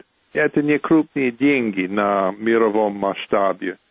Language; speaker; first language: Russian; non-native, fluent; English